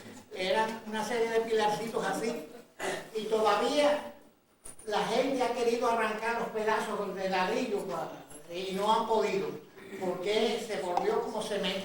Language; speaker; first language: Spanish; native; Spanish